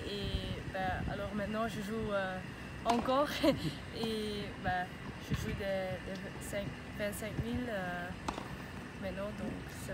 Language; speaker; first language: French; non-native, learner; Dutch